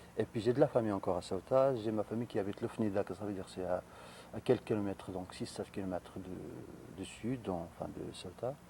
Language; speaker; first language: French; non-native, local second language; Arabic